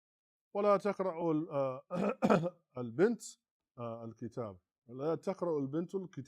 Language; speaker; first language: Arabic; non-native, fluent; English